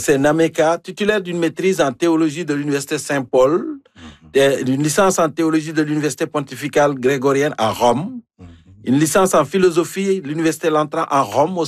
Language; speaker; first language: French; native; French